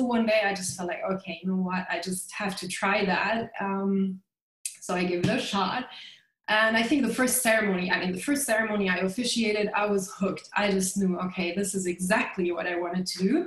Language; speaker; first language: English; non-native, fluent; German